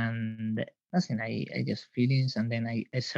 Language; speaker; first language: English; non-native, learner; Spanish